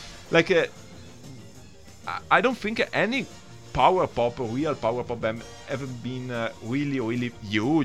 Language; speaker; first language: English; non-native, fluent; Italian